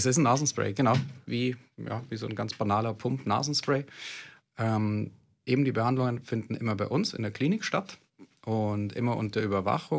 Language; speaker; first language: German; native; German